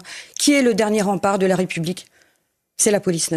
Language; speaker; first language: French; native; French